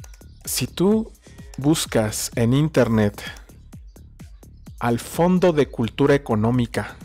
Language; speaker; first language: Spanish; native; Spanish